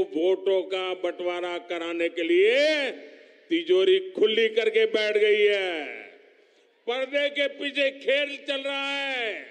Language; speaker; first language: Hindi; non-native, local second language; Gujarati